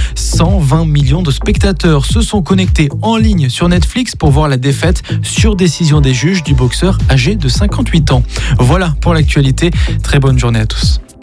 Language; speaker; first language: French; native; French